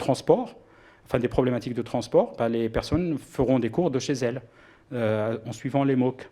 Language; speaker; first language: French; non-native, local second language; Arabic